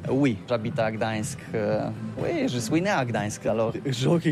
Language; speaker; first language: French; non-native, learner; Polish